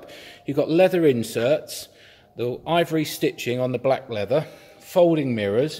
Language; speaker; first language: English; native; English